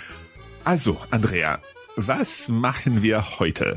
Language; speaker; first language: German; non-native, learner; English